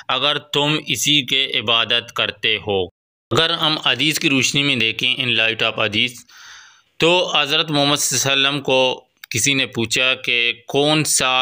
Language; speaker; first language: Urdu; non-native, local second language; Baluchi